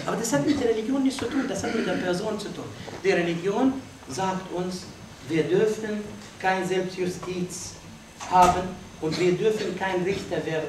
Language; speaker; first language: German; non-native, fluent; Arabic